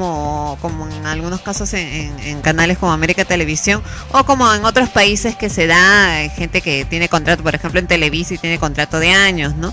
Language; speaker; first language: Spanish; native; Spanish